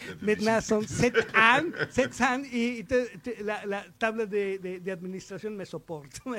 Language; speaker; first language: French; non-native, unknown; Spanish